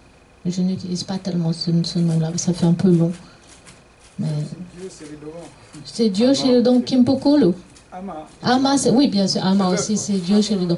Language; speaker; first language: French; native; French